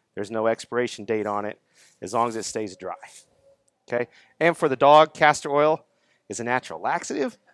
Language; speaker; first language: English; native; English